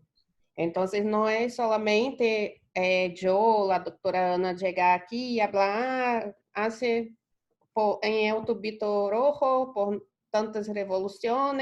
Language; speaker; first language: Spanish; non-native, learner; Portuguese